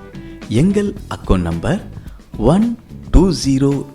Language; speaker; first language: Tamil; native; Tamil